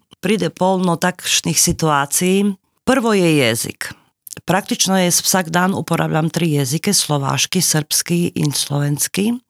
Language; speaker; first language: Slovenian; non-native, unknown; Slovak